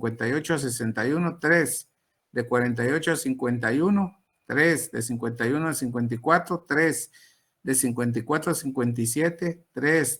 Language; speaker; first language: Spanish; native; Spanish